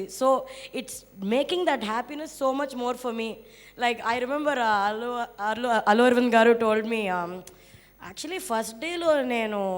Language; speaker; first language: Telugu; non-native, local second language; Tamil